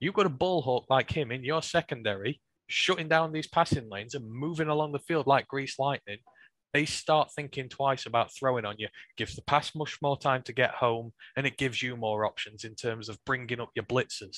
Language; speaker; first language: English; native; English